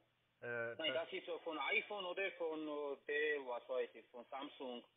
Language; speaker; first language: German; non-native, learner; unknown